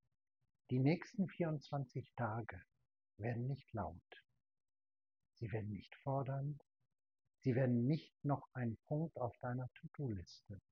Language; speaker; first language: German; native; German